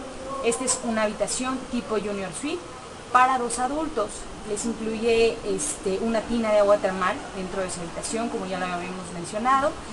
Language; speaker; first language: Spanish; native; Spanish